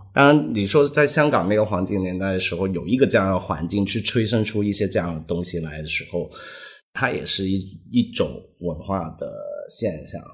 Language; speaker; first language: Chinese; non-native, local second language; Cantonese